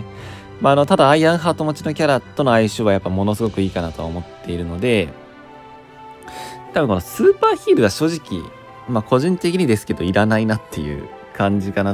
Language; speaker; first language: Japanese; native; Japanese